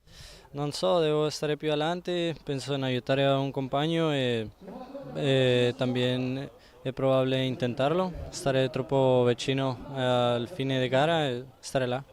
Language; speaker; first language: Italian; non-native, learner; Spanish